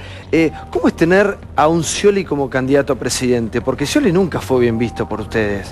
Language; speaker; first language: Spanish; native; Spanish